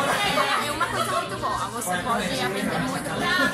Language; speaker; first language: Portuguese; non-native, fluent; Spanish